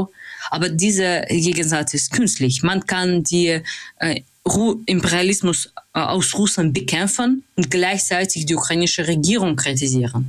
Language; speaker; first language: German; non-native, fluent; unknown